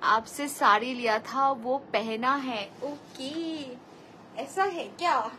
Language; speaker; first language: Hindi; non-native, local second language; Bangla